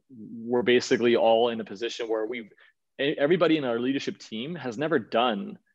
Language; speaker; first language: English; early bilingual, other home language; Danish